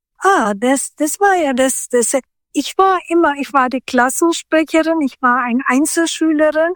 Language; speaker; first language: German; early bilingual, other home language; Turkish